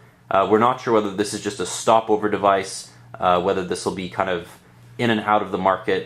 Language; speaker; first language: English; native; English